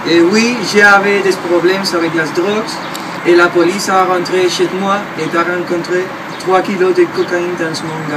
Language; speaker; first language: French; non-native, learner; Spanish